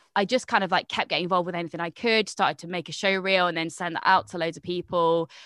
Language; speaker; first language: English; native; English